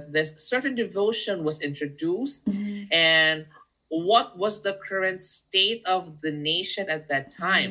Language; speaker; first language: English; non-native, local second language; Filipino